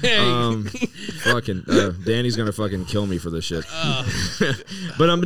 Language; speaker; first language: English; native; English